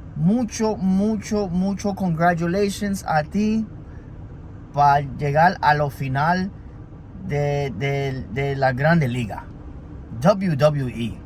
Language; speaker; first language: Spanish; non-native, learner; English